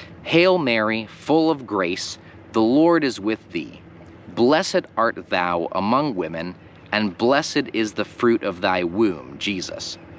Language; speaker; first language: English; native; English